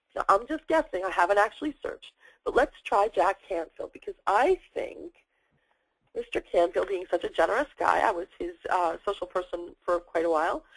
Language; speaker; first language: English; native; English